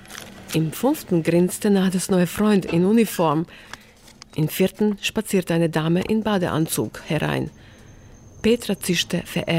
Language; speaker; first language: German; non-native, fluent; Bosnian